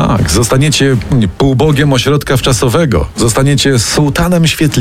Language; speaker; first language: Polish; native; Polish